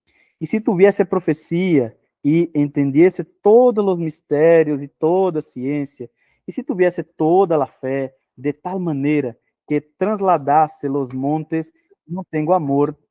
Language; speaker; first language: Spanish; non-native, fluent; Portuguese